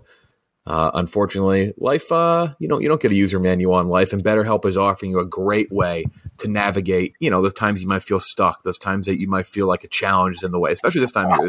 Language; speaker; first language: English; native; English